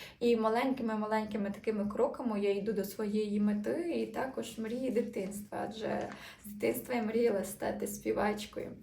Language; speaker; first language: Ukrainian; native; Ukrainian